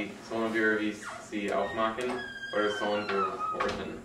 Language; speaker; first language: German; non-native, learner; English